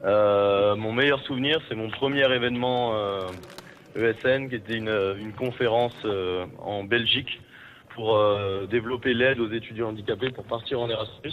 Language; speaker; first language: French; native; French